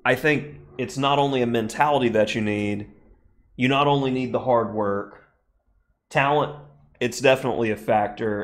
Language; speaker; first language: English; native; English